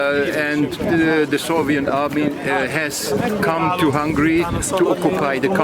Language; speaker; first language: English; non-native, fluent; Hungarian